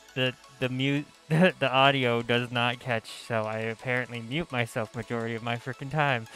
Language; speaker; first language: English; native; English